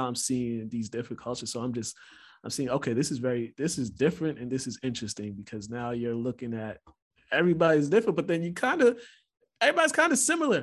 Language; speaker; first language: English; early bilingual, other home language; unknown